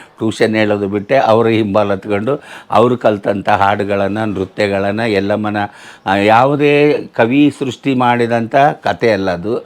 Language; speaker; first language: Kannada; native; Kannada